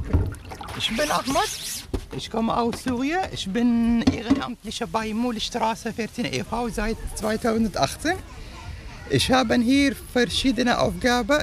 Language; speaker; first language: German; non-native, learner; Arabic